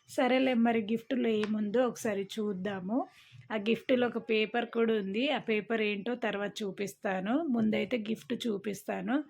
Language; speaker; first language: Telugu; non-native, local second language; Lambadi